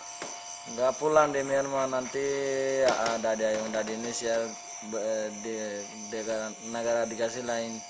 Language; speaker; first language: Indonesian; non-native, learner; Rohingya